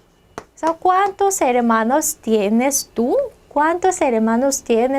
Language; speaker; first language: Spanish; non-native, fluent; Korean